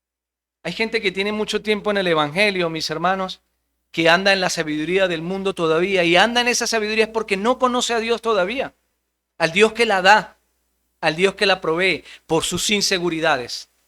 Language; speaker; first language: Spanish; native; Spanish